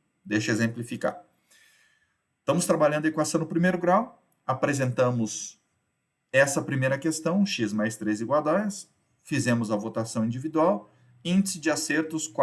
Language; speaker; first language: Portuguese; native; Portuguese